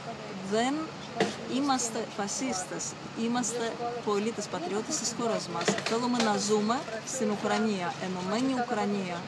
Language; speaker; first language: Greek; non-native, fluent; Ukrainian